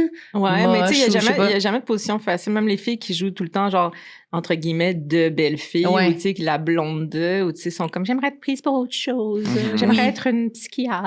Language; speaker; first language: French; native; French